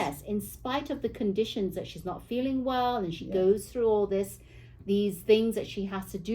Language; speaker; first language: English; native; English